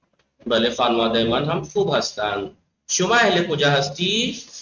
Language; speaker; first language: Persian; non-native, fluent; Urdu